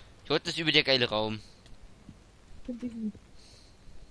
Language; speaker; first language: German; native; German